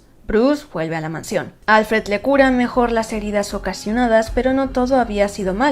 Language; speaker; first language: Spanish; native; Spanish